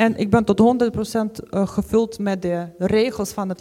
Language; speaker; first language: Dutch; non-native, fluent; Ukrainian